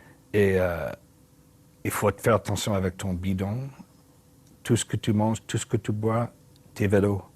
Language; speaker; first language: French; non-native, learner; English